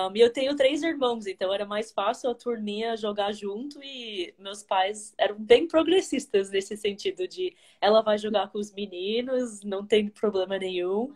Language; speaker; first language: Portuguese; early bilingual, heritage; English